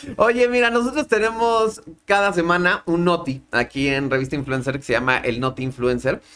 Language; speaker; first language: Spanish; native; Spanish